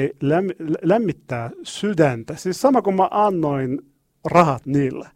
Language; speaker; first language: Finnish; non-native, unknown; Arabic